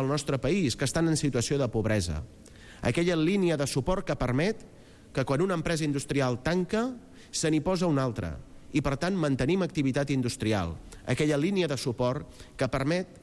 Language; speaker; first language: Catalan; native; Catalan